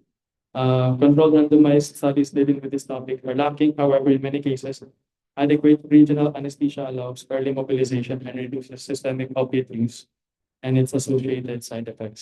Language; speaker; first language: English; non-native, local second language; Filipino